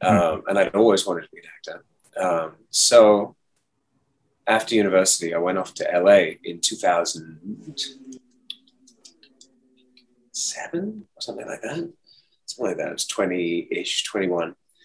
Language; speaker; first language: English; native; English